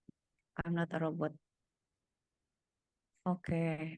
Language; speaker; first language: English; non-native, fluent; Indonesian